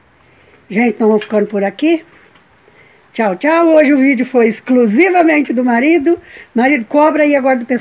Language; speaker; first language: Portuguese; native; Portuguese